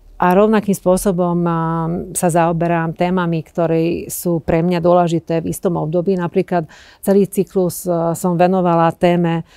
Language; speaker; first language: Slovak; non-native, local second language; Hungarian